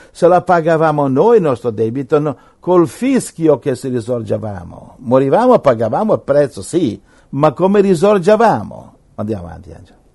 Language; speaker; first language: Italian; native; Italian